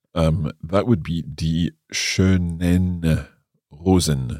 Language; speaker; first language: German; non-native, learner; English